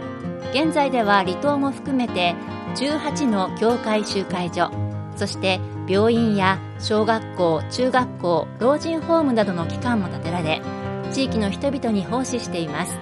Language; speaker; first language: Japanese; native; Japanese